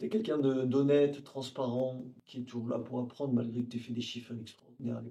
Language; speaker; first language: French; native; French